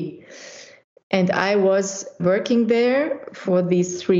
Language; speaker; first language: English; non-native, fluent; German